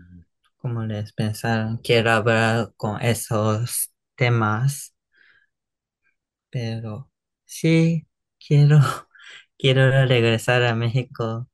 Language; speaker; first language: Spanish; non-native, learner; Japanese